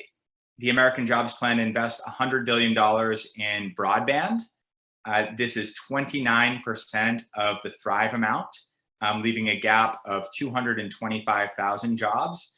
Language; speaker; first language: English; native; English